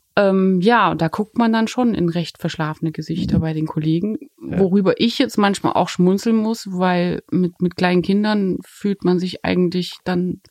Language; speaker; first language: German; native; German